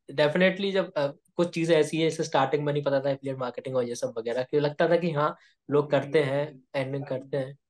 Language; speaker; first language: Hindi; native; Hindi